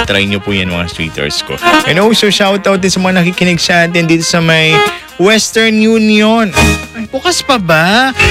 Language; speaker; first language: Filipino; non-native, local second language; Iloko